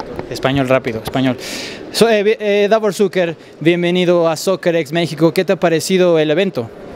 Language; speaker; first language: Spanish; native; Spanish